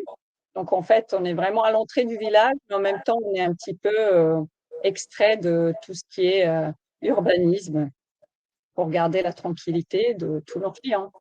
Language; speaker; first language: French; native; French